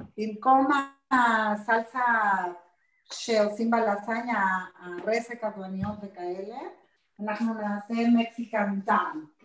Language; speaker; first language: Hebrew; non-native, fluent; Spanish